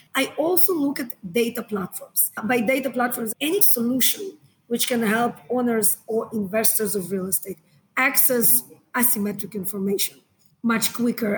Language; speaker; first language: English; non-native, fluent; Hebrew